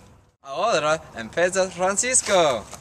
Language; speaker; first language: Spanish; non-native, learner; English